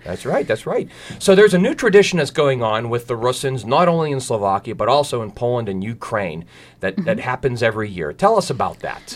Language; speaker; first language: English; native; English